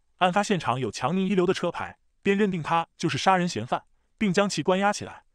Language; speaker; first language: Chinese; native; Chinese